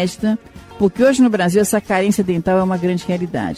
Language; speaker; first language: Portuguese; native; Portuguese